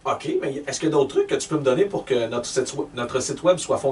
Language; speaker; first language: French; native; French